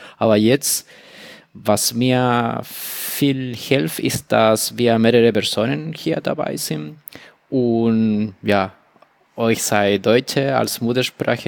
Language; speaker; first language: German; non-native, fluent; Spanish